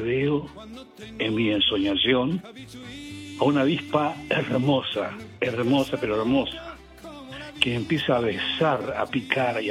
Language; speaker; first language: Spanish; non-native, local second language; Guarani